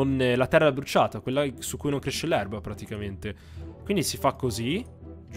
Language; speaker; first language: Italian; native; Italian